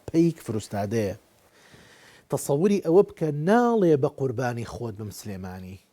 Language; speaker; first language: Central Kurdish; native; Central Kurdish